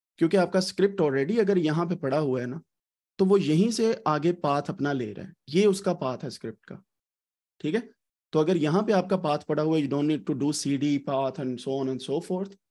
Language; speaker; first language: Urdu; native; Urdu